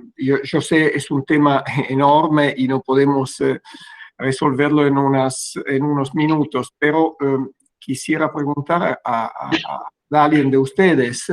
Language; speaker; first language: Spanish; non-native, fluent; Italian